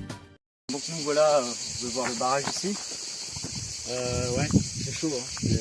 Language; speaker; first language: French; native; French